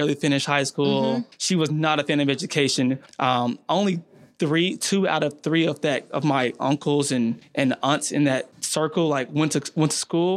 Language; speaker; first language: English; native; English